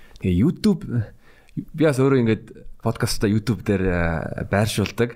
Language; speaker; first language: Mongolian; native; Mongolian